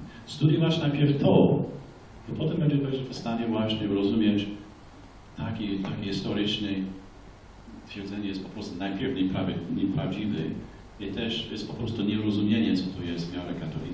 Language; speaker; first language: Polish; non-native, fluent; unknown